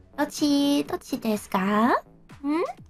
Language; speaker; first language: Japanese; non-native, learner; English